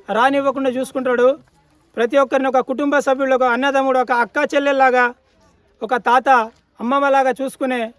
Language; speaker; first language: Telugu; non-native, local second language; Lambadi